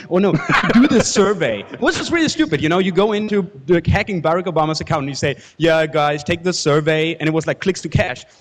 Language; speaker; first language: English; non-native, fluent; German